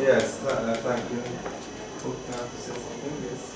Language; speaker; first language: English; non-native, learner; Arabic